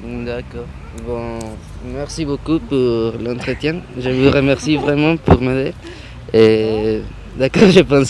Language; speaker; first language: French; non-native, fluent; Spanish